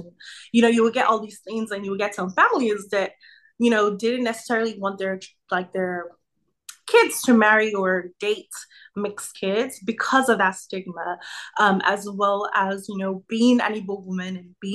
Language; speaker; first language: English; native; English